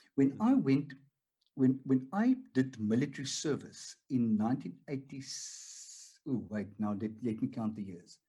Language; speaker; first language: English; non-native, local second language; Afrikaans